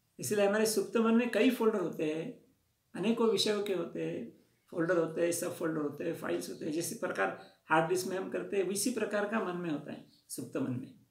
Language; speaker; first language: Hindi; non-native, local second language; Marathi